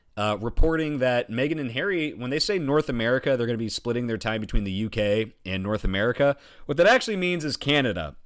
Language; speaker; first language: English; native; English